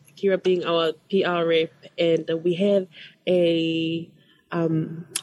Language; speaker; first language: English; non-native, fluent; Tongan